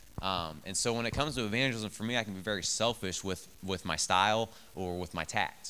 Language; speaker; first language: English; native; English